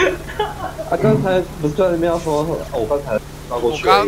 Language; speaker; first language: Chinese; native; Chinese